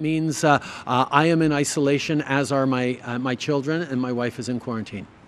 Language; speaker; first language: English; early bilingual, other home language; French